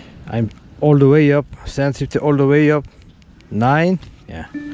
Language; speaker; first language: English; non-native, learner; Korean